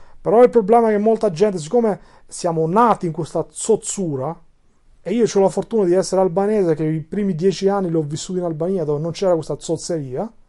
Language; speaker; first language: Italian; non-native, fluent; Albanian